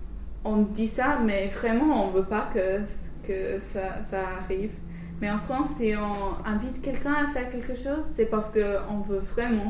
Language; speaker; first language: French; non-native, learner; English